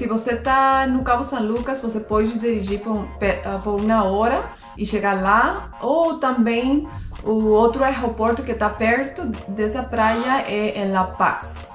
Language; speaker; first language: Portuguese; non-native, fluent; Spanish